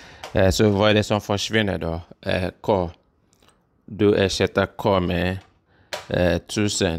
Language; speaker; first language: Swedish; non-native, fluent; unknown